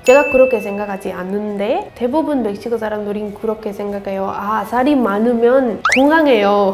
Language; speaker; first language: Korean; non-native, learner; Spanish